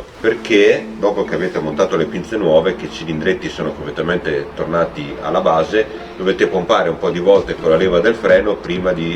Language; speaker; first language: Italian; native; Italian